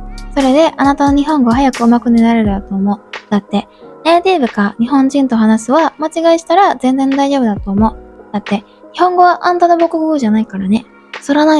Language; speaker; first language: Japanese; non-native, learner; Indonesian